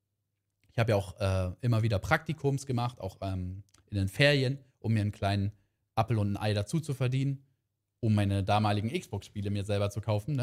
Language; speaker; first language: German; native; German